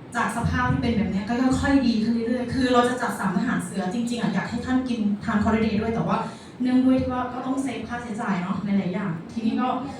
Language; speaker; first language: Thai; native; Thai